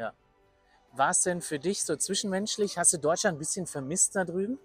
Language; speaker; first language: German; native; German